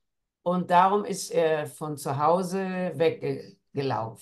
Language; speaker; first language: German; non-native, learner; Hebrew